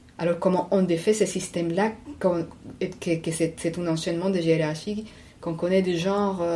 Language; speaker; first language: French; non-native, fluent; Spanish